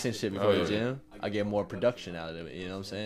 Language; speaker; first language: English; native; English